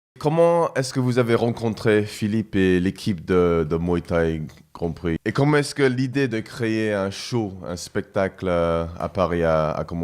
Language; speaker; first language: French; non-native, fluent; English